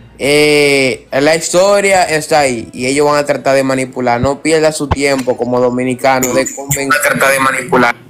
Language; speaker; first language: Spanish; native; Spanish